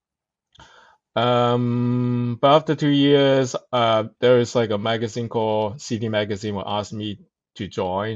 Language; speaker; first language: English; non-native, local second language; Cantonese